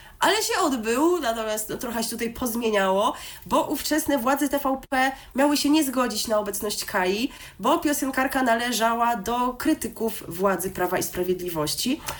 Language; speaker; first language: Polish; native; Polish